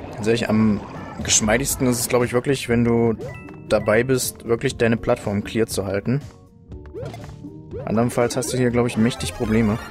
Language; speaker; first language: German; native; German